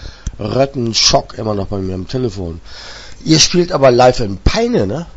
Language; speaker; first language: German; native; German